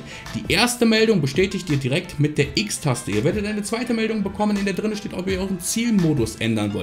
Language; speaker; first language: German; native; German